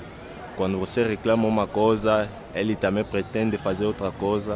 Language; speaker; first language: Portuguese; non-native, fluent; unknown